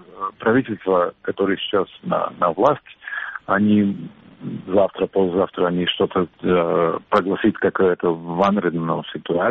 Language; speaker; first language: Russian; non-native, learner; Macedonian